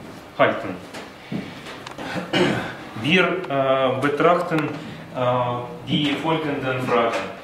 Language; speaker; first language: German; non-native, learner; Russian